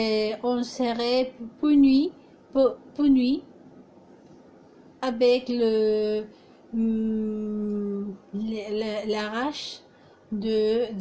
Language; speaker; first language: French; non-native, fluent; Spanish